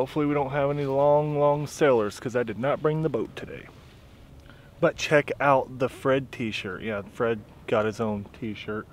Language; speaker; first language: English; native; English